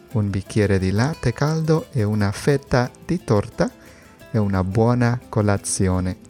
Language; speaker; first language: Italian; non-native, learner; Spanish